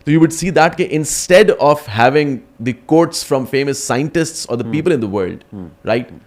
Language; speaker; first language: English; non-native, local second language; Urdu